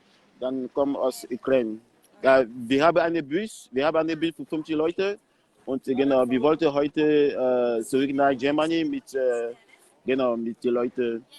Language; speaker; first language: German; non-native, learner; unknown